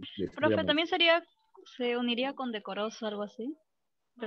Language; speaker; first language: Spanish; native; Spanish